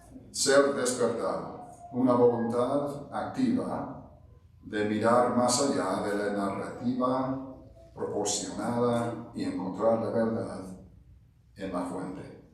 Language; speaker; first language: Spanish; non-native, fluent; English